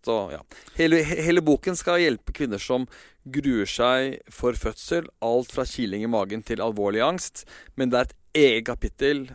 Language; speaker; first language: Norwegian; native; Norwegian